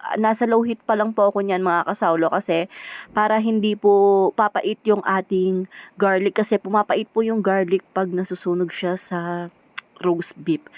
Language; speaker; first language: Filipino; native; Filipino